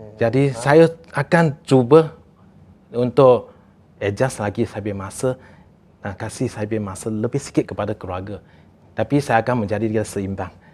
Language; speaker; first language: Malay; non-native, local second language; Chinese